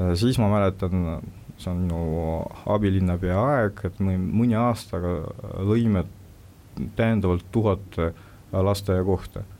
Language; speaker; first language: Estonian; non-native, local second language; Russian